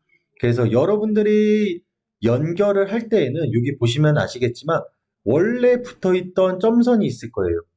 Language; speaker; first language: Korean; native; Korean